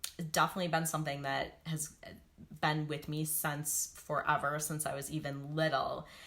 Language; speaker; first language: English; native; English